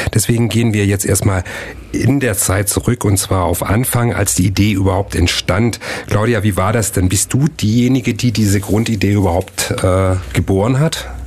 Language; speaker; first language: German; native; German